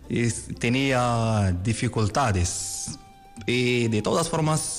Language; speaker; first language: Spanish; non-native, fluent; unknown